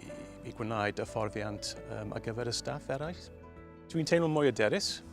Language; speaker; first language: Welsh; non-native, learner; English